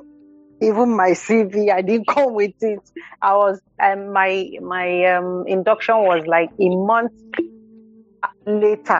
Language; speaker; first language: English; non-native, local second language; Igbo